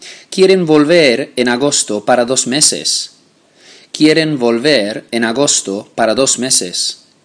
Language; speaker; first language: Spanish; non-native, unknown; English